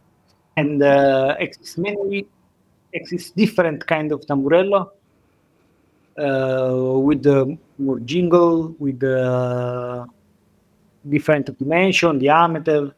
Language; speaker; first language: English; non-native, learner; Italian